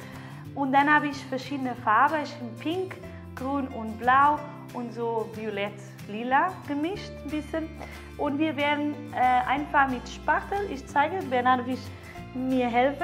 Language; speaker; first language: German; non-native, learner; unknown